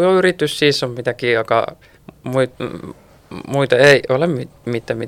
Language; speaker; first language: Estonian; non-native, learner; Finnish